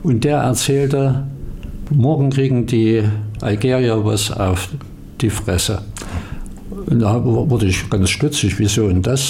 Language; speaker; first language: German; native; German